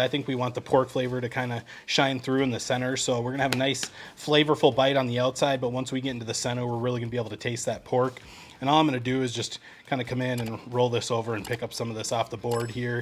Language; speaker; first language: English; native; English